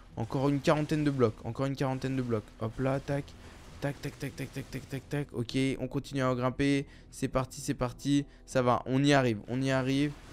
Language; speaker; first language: French; native; French